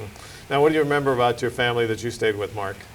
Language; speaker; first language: English; native; English